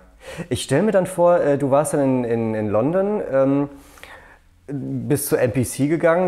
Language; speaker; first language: German; native; German